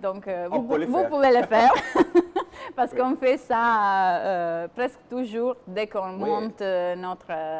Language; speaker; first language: French; non-native, fluent; Italian